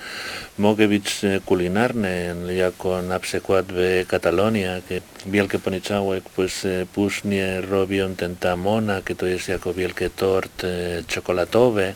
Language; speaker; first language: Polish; non-native, learner; Spanish